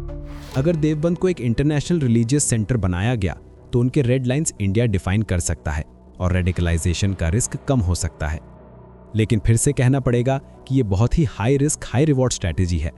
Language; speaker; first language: Hindi; native; Hindi